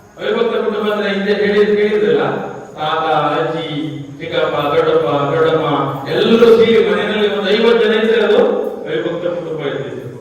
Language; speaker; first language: Kannada; native; Kannada